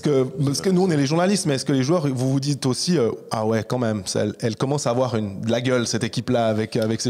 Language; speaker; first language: French; native; French